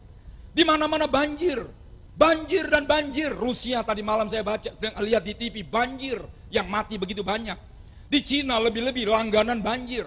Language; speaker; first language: Indonesian; non-native, local second language; Javanese